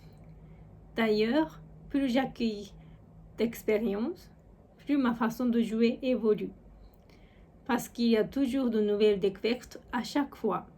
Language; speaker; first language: French; non-native, fluent; Japanese